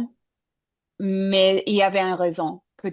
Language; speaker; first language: French; non-native, fluent; English